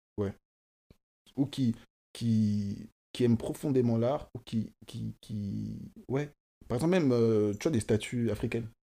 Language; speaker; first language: French; early bilingual, other home language; Kongo